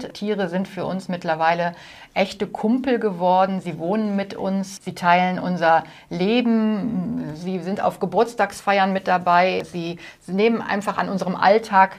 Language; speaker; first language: German; native; German